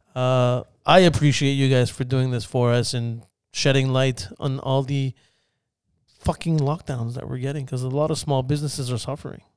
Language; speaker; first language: English; early bilingual, other home language; Spanish